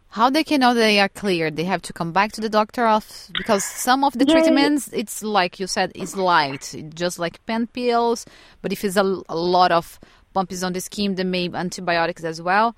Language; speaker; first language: English; non-native, fluent; Portuguese